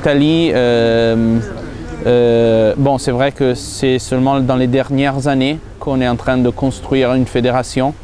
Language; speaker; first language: French; non-native, fluent; Italian